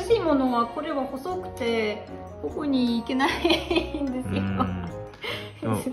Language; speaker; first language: Japanese; non-native, learner; German